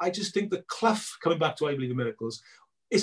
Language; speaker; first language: English; native; English